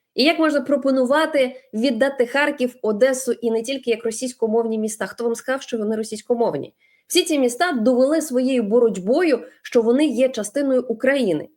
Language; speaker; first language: Ukrainian; non-native, local second language; Russian